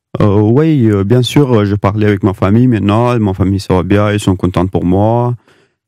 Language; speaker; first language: French; non-native, learner; Pashto